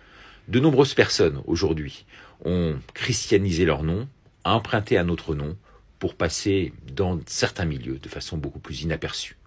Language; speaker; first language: French; native; French